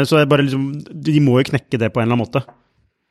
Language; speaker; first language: Norwegian; native; Norwegian